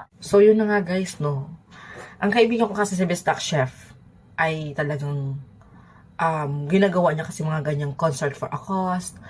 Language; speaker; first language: Filipino; native; Filipino